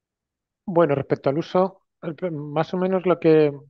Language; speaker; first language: Spanish; native; Spanish